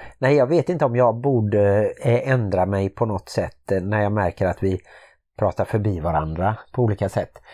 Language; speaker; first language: Swedish; native; Swedish